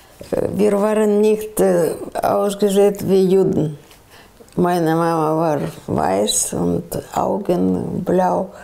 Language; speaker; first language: German; non-native, learner; Russian